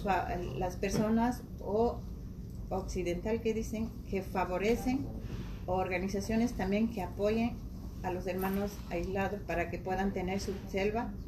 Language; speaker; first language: Spanish; non-native, local second language; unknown